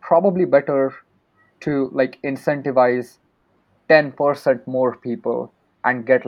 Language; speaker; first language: English; non-native, local second language; Marathi